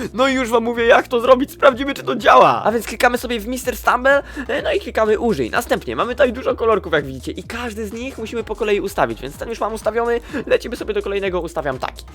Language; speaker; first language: Polish; native; Polish